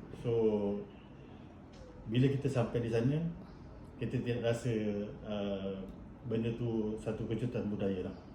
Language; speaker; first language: Malay; native; Malay